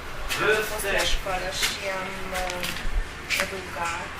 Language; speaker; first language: Romanian; non-native, local second language; Hungarian